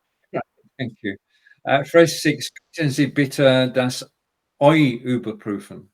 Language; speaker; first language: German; non-native, learner; English